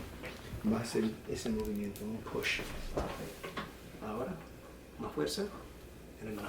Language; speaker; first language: Spanish; early bilingual, heritage; English